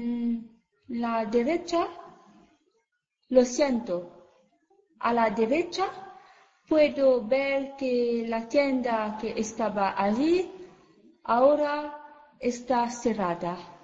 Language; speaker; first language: Spanish; non-native, learner; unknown